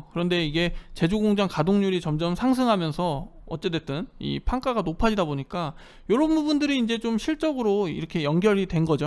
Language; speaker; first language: Korean; native; Korean